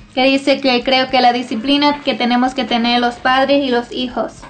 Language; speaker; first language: Spanish; early bilingual, heritage; Spanish